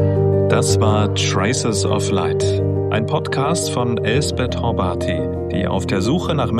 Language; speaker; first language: German; native; German